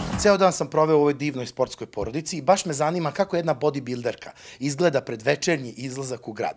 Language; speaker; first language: Bosnian; native; Bosnian